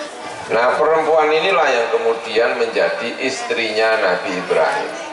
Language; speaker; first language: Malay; non-native, local second language; Javanese